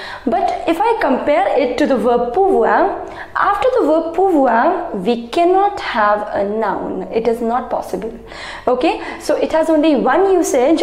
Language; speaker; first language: English; non-native, local second language; Hindi